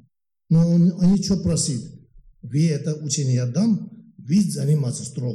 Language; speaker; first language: Russian; non-native, learner; Tibetan